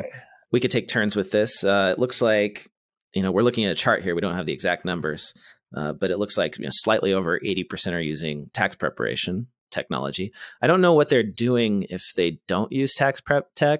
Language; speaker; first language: English; native; English